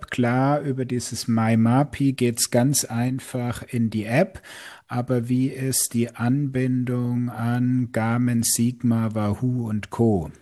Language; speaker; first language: German; native; German